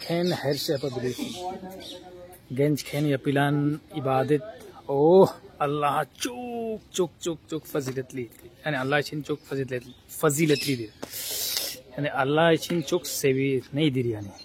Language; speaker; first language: Turkish; non-native, fluent; Hindi